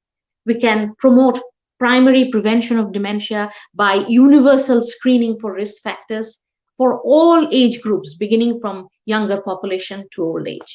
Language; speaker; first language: English; non-native, local second language; Bangla